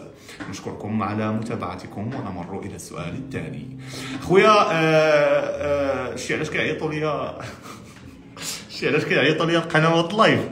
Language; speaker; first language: Arabic; native; Arabic